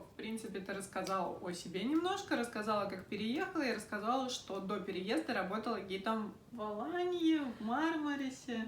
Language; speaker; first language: Russian; native; Russian